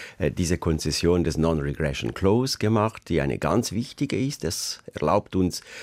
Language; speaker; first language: German; non-native, local second language; Italian